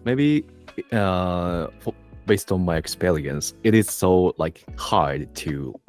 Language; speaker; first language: English; non-native, learner; Japanese